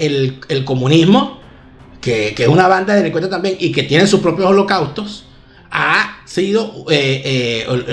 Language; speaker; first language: Spanish; native; Spanish